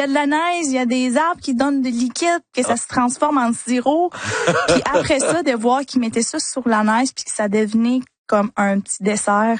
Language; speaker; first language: French; early bilingual, other home language; Spanish